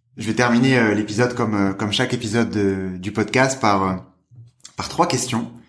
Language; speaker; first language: French; native; French